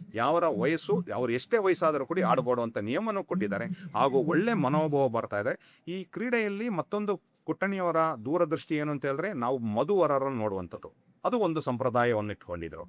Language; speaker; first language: Kannada; non-native, local second language; Kodava